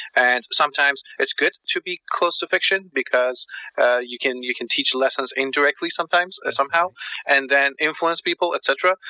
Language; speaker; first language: English; non-native, fluent; German